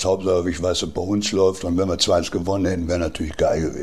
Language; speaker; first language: German; native; German